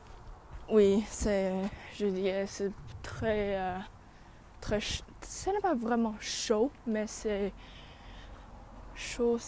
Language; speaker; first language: French; non-native, learner; English